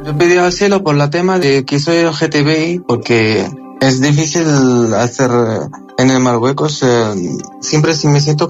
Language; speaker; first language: Spanish; non-native, learner; Arabic